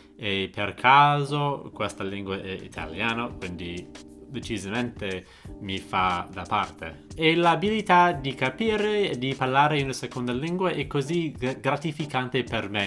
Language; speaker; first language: Italian; non-native, fluent; English